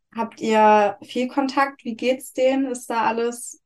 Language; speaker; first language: German; native; German